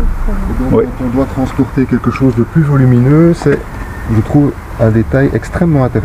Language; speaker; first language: French; native; French